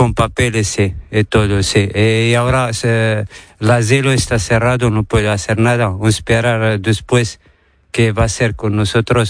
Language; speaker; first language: Spanish; non-native, learner; Arabic